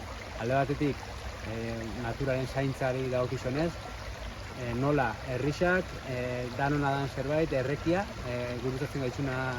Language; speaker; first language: Basque; native; Basque